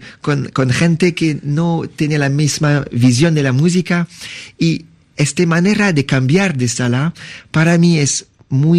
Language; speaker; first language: Spanish; non-native, learner; French